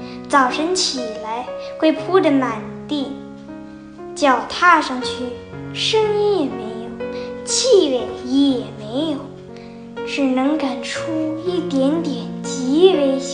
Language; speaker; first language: Chinese; early bilingual, heritage; Chinese